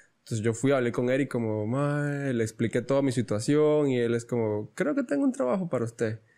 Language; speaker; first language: Spanish; native; Spanish